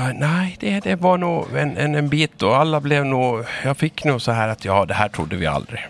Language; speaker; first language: Swedish; native; Swedish